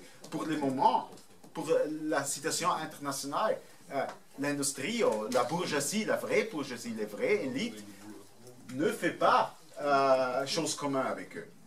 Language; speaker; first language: French; non-native, fluent; German